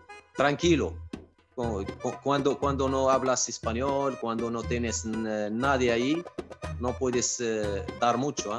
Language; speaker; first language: Spanish; non-native, fluent; Arabic